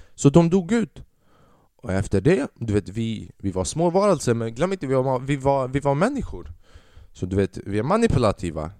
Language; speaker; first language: Swedish; early bilingual, other home language; Albanian